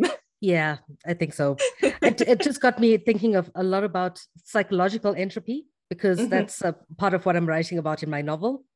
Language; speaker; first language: English; native; English